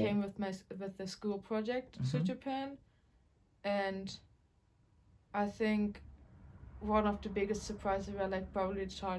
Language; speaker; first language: English; non-native, fluent; German